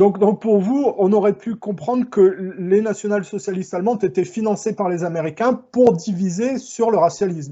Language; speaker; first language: French; native; French